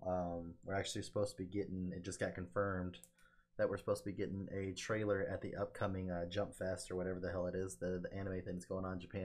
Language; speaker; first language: English; native; English